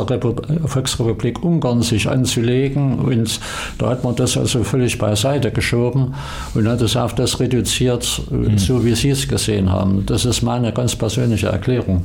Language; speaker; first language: German; native; German